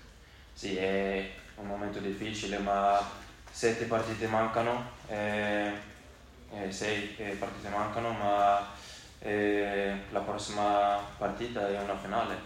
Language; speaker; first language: Italian; non-native, learner; English